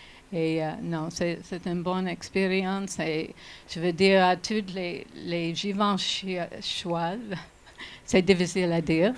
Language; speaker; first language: French; non-native, learner; English